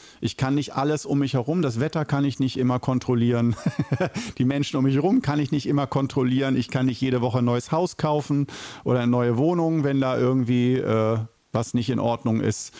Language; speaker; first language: German; native; German